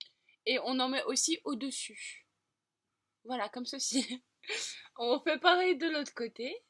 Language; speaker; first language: French; native; French